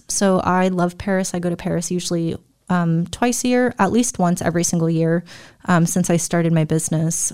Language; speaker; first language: English; early bilingual, other home language; German